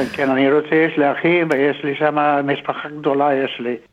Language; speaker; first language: Hebrew; non-native, fluent; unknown